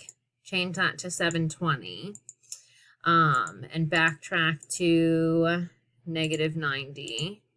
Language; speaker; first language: English; native; English